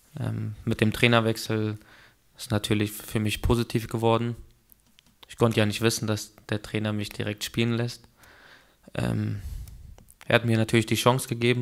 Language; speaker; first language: German; early bilingual, other home language; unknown